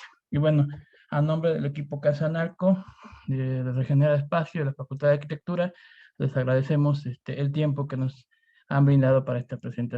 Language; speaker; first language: Spanish; native; Spanish